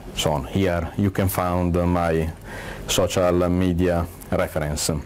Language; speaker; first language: English; non-native, fluent; Italian